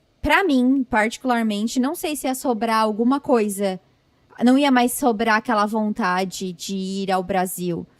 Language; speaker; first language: Portuguese; native; Portuguese